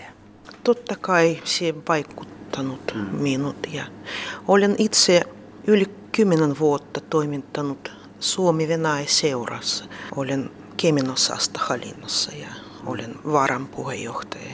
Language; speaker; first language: Finnish; non-native, learner; Russian